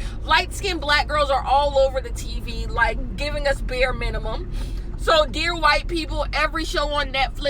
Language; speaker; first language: English; native; English